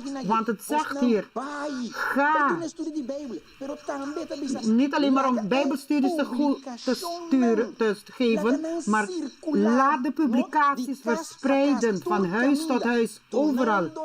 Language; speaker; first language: Dutch; non-native, local second language; Papiamento